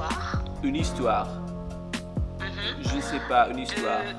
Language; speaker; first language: French; non-native, learner; English